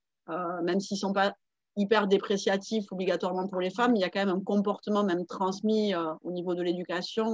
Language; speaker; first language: French; native; French